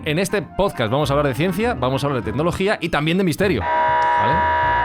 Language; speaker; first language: Spanish; native; Spanish